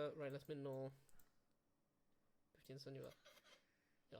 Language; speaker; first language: Welsh; native; Welsh